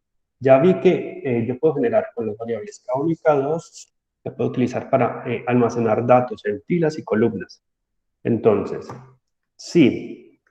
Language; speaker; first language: Spanish; native; Spanish